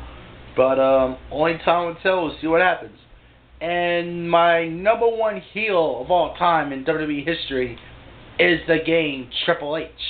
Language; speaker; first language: English; native; English